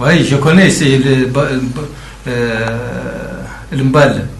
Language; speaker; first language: French; non-native, local second language; Arabic